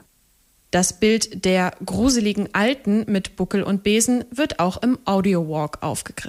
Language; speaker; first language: German; native; German